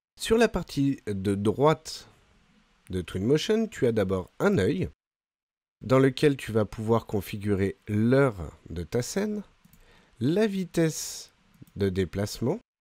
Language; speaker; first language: French; native; French